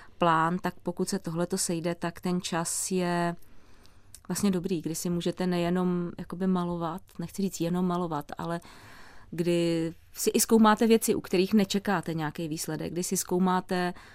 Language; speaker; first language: Czech; native; Czech